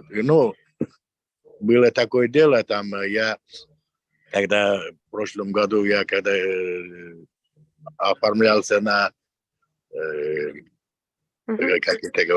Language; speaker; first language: Russian; non-native, local second language; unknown